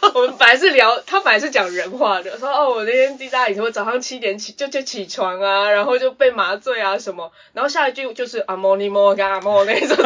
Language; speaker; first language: Chinese; native; Chinese